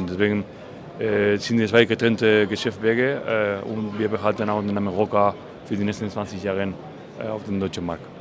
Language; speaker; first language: German; non-native, fluent; Spanish